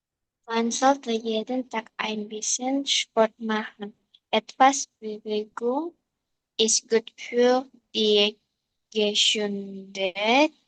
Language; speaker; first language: German; non-native, learner; Indonesian